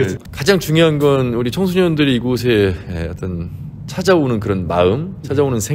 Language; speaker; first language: Korean; native; Korean